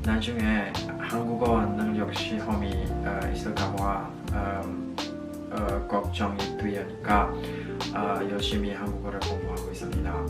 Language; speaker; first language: Korean; non-native, learner; Indonesian